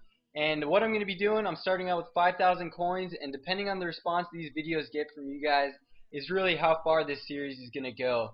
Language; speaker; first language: English; native; English